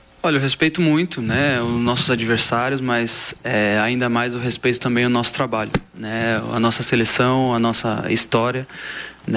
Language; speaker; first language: Portuguese; native; Portuguese